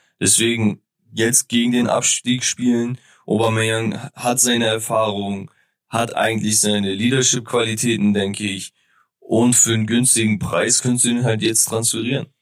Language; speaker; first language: German; early bilingual, other home language; Turkish